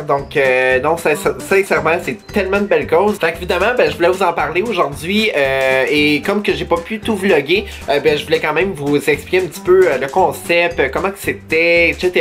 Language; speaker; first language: French; native; French